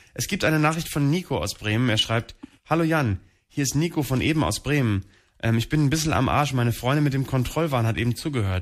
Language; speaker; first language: German; native; German